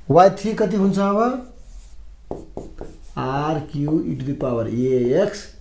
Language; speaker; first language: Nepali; non-native, local second language; Maithili